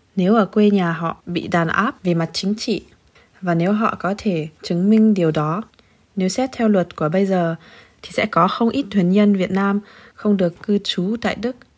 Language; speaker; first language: Vietnamese; early bilingual, heritage; Vietnamese